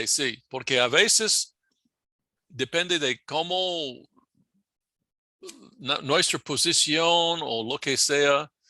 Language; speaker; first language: Spanish; non-native, fluent; English